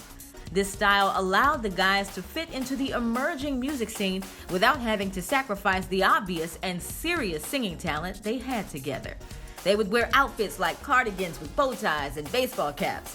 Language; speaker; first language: English; native; English